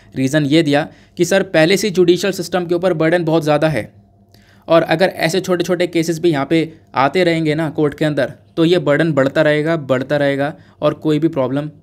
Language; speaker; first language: Hindi; native; Hindi